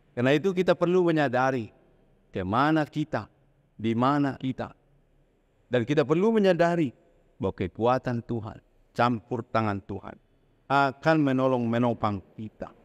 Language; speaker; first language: Indonesian; non-native, local second language; Batak Toba